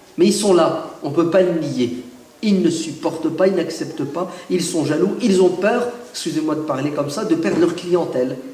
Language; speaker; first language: French; early bilingual, other home language; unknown